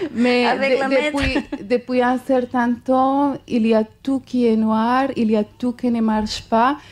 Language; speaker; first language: French; non-native, fluent; Spanish